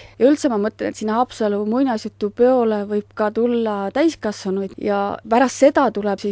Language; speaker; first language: Estonian; native; Estonian